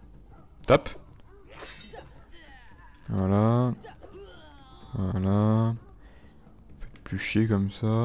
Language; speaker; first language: French; native; French